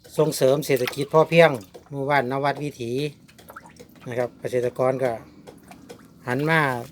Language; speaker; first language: Thai; native; Thai